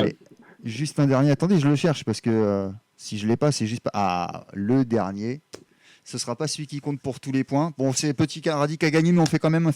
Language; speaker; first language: French; native; French